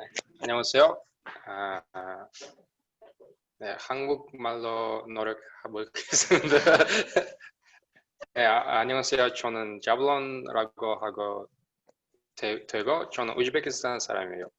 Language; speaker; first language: Korean; non-native, learner; Uzbek